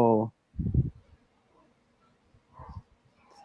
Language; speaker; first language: English; non-native, learner; Spanish